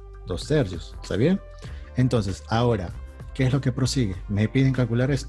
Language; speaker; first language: Spanish; native; Spanish